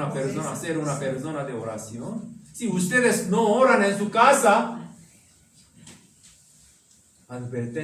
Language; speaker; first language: Spanish; non-native, learner; Korean